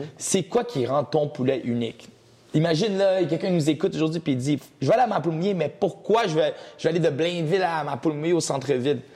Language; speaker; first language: French; early bilingual, other home language; Portuguese